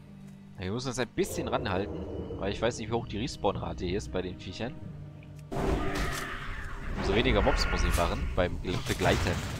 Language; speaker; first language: German; native; German